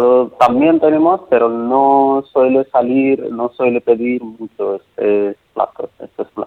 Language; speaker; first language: Spanish; non-native, learner; Nepali